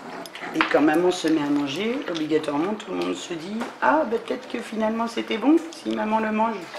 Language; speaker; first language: French; native; French